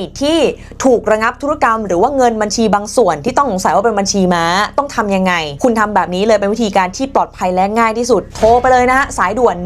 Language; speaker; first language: Thai; native; Thai